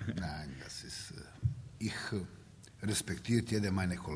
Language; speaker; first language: German; non-native, learner; Serbian